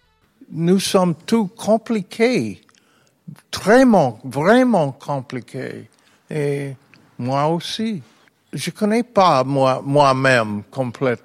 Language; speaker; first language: French; non-native, learner; English